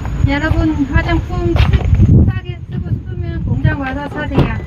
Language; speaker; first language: Korean; non-native, fluent; Vietnamese